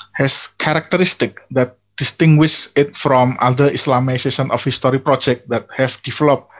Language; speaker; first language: English; non-native, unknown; Indonesian